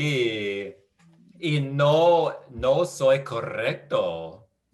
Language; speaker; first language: Spanish; non-native, learner; English